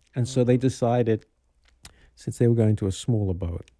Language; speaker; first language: English; native; English